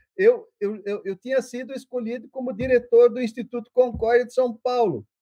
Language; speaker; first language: Portuguese; non-native, local second language; German